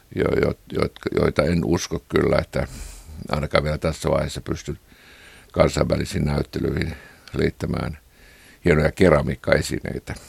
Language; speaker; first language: Finnish; native; Finnish